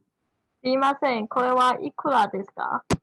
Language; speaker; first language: Japanese; non-native, learner; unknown